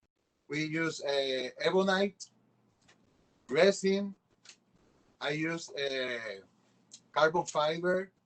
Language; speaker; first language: English; non-native, local second language; Spanish